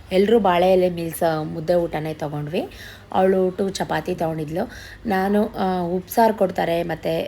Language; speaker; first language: Kannada; native; Kannada